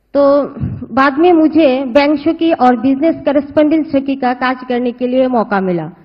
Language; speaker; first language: Hindi; non-native, local second language; Bangla